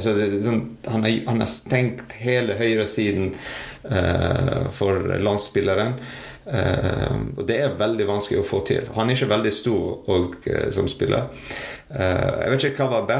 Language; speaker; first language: Norwegian; non-native, fluent; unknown